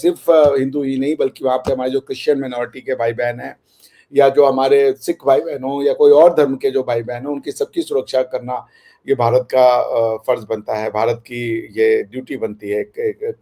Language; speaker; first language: Hindi; native; Hindi